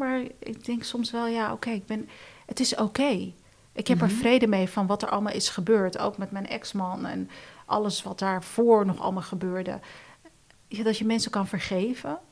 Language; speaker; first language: Dutch; early bilingual, other home language; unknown